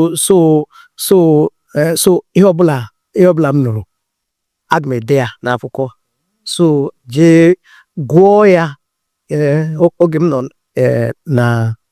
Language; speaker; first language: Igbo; non-native, local second language; Yoruba